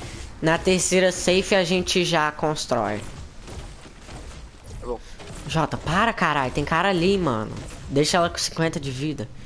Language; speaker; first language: Portuguese; native; Portuguese